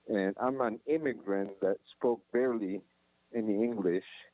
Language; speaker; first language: English; non-native, fluent; Spanish